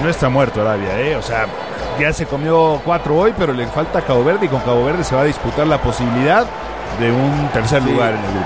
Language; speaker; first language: Spanish; native; Spanish